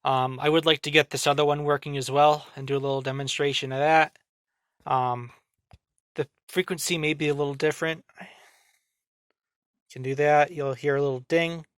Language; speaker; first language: English; native; English